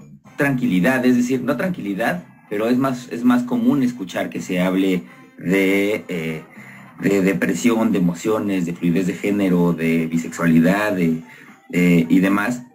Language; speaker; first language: Spanish; native; Spanish